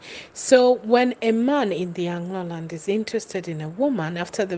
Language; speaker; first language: English; non-native, local second language; Ewe